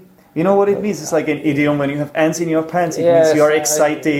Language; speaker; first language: English; non-native, fluent; Czech